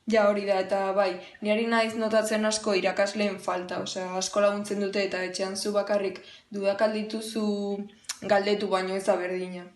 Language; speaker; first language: Basque; non-native, local second language; Spanish